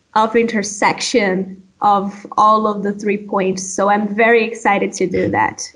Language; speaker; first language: English; non-native, fluent; Portuguese